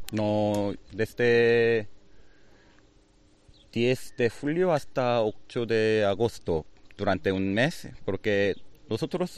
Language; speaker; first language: Spanish; non-native, learner; Korean